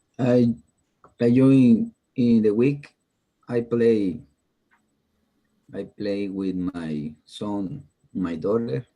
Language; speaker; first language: English; non-native, learner; Spanish